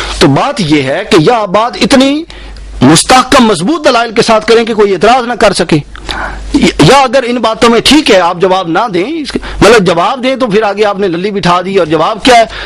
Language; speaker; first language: Urdu; native; Urdu